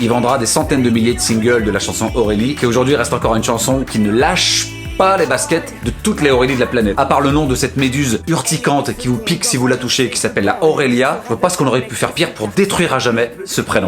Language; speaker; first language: French; native; French